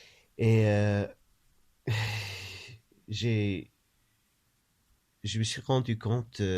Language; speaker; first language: French; non-native, learner; English